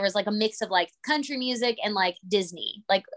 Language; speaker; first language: English; native; English